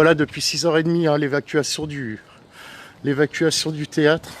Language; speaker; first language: French; native; French